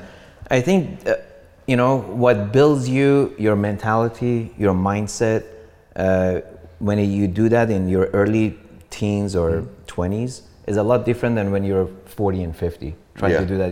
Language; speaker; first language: English; non-native, fluent; Persian